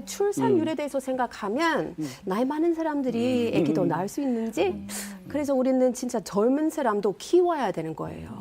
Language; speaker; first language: Korean; non-native, fluent; English